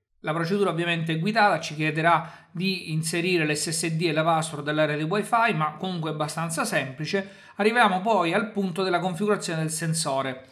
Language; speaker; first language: Italian; native; Italian